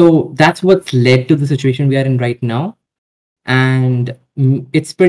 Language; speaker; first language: English; non-native, local second language; Hindi